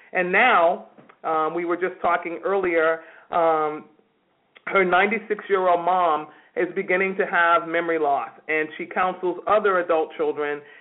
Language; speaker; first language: English; native; English